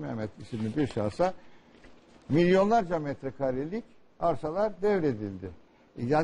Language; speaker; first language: Turkish; native; Turkish